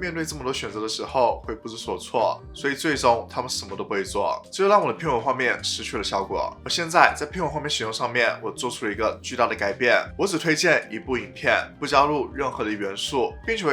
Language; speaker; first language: Chinese; native; Chinese